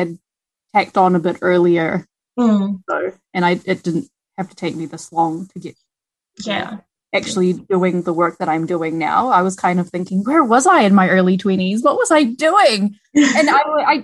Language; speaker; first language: English; native; English